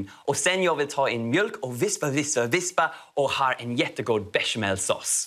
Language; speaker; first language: Swedish; non-native, learner; English